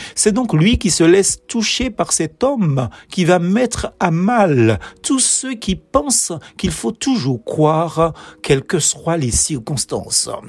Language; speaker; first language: French; native; French